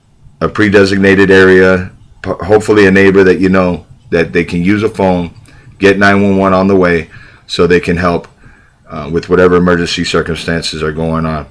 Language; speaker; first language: English; native; English